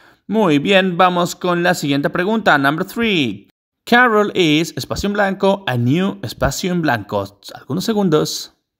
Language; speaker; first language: Spanish; native; Spanish